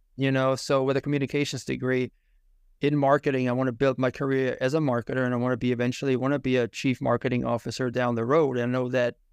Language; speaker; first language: English; non-native, fluent; German